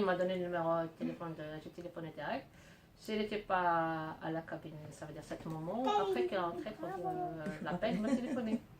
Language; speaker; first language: French; non-native, learner; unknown